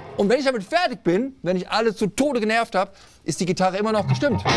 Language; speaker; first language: German; native; German